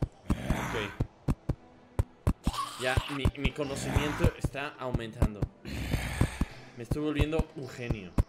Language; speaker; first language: Spanish; native; Spanish